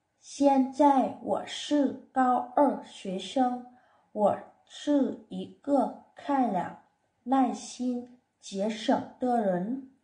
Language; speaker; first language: Chinese; non-native, learner; Vietnamese